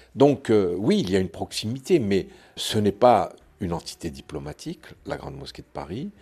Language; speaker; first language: French; non-native, local second language; Arabic